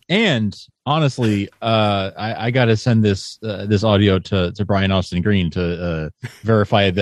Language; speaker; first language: English; native; English